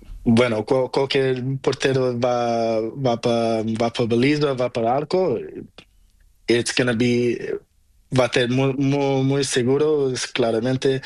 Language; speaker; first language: Spanish; non-native, learner; Portuguese